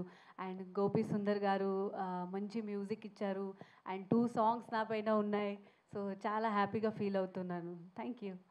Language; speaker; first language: Telugu; non-native, learner; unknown